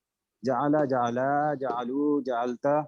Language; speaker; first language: Arabic; non-native, learner; Urdu